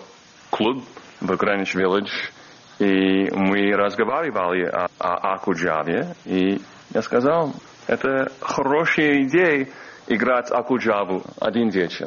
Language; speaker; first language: Russian; non-native, learner; English